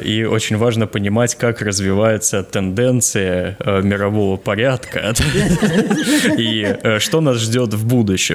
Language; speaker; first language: Russian; non-native, fluent; Indonesian